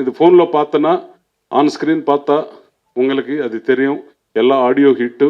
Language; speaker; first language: Tamil; non-native, learner; Telugu